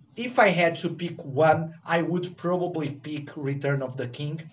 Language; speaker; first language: English; non-native, fluent; Portuguese